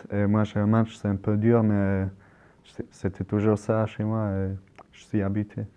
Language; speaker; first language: French; non-native, local second language; German